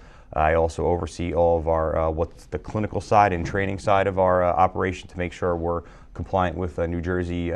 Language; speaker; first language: English; native; English